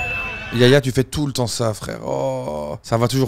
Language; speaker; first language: French; native; French